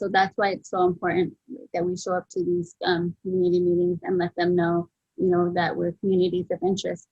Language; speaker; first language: English; native; English